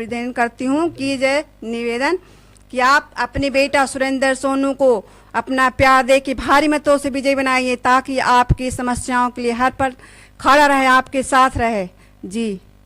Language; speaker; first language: Hindi; native; Hindi